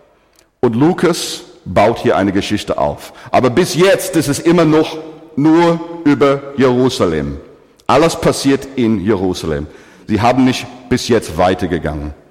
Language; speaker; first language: German; non-native, fluent; English